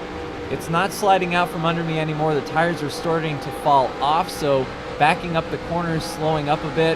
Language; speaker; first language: English; native; English